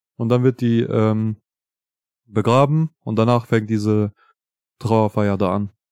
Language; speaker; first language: German; early bilingual, other home language; Albanian